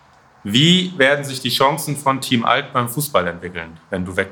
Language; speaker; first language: German; native; German